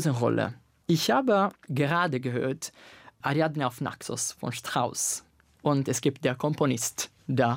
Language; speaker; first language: German; non-native, fluent; Italian